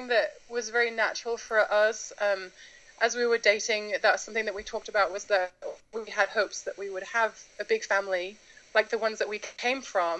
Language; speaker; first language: English; native; English